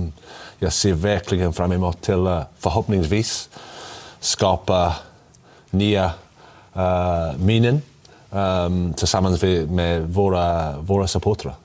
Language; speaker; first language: Swedish; non-native, learner; English